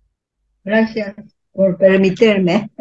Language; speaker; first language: Spanish; non-native, learner; Korean